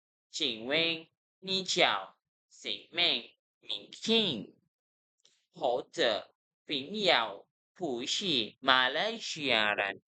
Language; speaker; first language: Chinese; non-native, learner; Malay